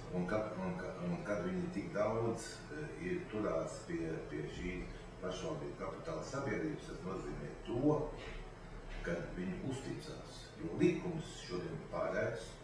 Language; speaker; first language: Latvian; non-native, local second language; Russian